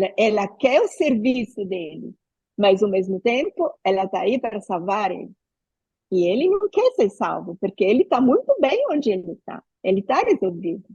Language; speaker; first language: Portuguese; non-native, fluent; Italian